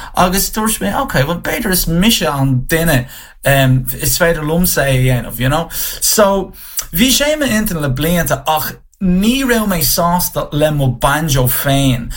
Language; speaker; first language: Irish; non-native, local second language; English